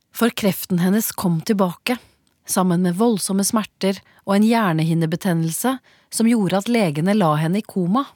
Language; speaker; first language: Norwegian; native; Norwegian